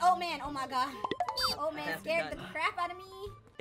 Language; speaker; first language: English; native; English